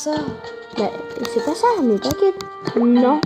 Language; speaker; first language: French; native; French